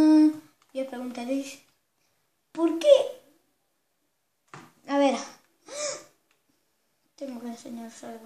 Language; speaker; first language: Spanish; native; Spanish